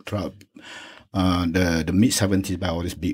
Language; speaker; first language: English; non-native, local second language; Malay